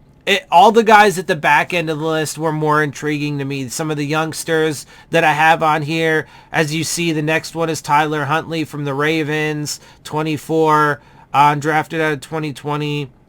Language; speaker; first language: English; native; English